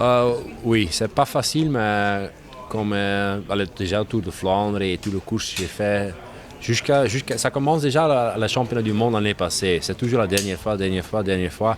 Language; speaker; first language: French; non-native, learner; Dutch